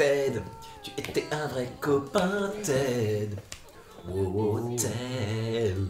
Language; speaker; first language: French; native; French